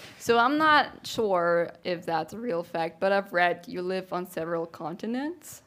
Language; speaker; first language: English; non-native, fluent; German